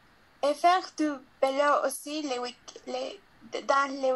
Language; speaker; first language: French; non-native, learner; Spanish